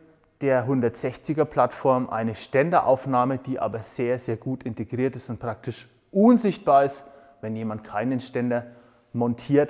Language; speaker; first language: German; native; German